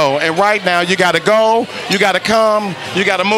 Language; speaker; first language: English; native; English